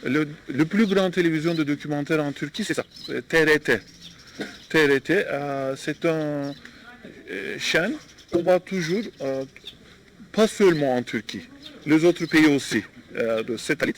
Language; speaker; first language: French; non-native, learner; Turkish